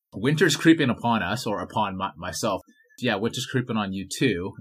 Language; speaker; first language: English; native; English